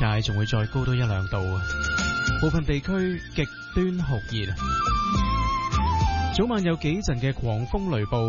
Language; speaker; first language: Chinese; non-native, local second language; Cantonese